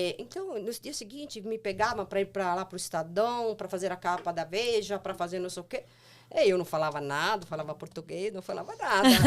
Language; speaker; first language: Portuguese; non-native, fluent; Italian